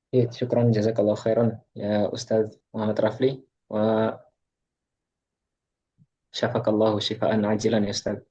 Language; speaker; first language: Arabic; non-native, fluent; Indonesian